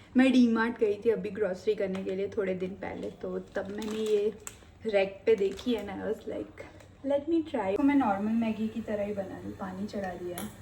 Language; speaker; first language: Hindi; non-native, local second language; Gujarati